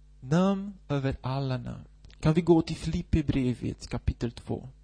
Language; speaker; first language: Swedish; non-native, fluent; Portuguese